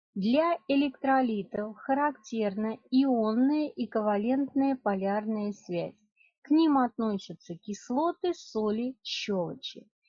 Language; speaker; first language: Russian; native; Russian